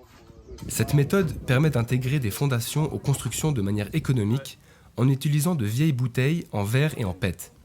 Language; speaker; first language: French; native; French